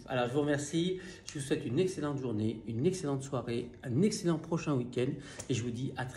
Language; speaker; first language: French; native; French